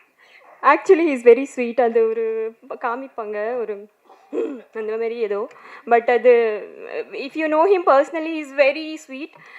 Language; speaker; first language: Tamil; non-native, learner; Bangla